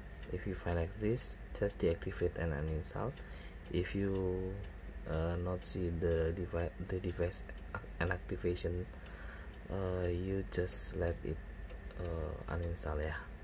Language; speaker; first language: English; non-native, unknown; Indonesian